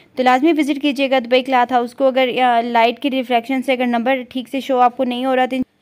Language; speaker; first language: Urdu; non-native, local second language; Punjabi